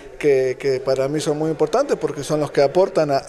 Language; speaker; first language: Spanish; native; Spanish